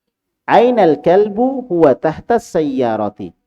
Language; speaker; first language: Arabic; non-native, fluent; Indonesian